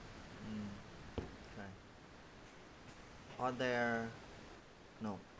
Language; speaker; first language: English; non-native, fluent; Vietnamese